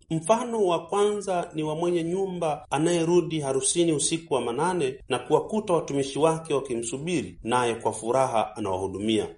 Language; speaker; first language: Swahili; native; Swahili